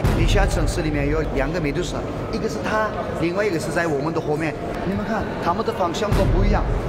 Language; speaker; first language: Chinese; non-native, fluent; Turkish